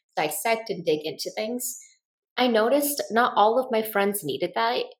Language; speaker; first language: English; native; English